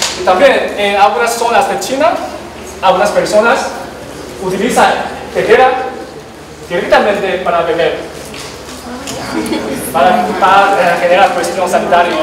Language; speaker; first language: Spanish; non-native, learner; Chinese